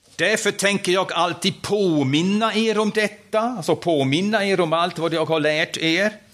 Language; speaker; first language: Swedish; non-native, fluent; German